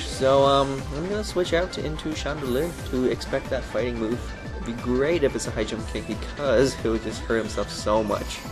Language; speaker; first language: English; native; English